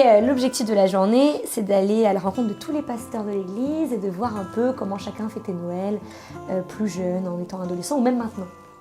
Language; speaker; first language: French; native; French